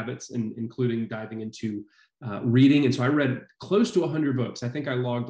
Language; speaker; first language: English; native; English